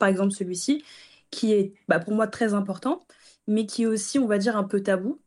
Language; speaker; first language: French; early bilingual, other home language; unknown